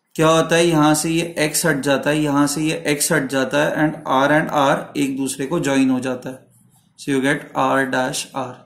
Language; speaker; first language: Hindi; non-native, local second language; Marathi